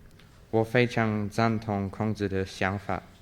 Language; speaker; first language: Chinese; non-native, fluent; English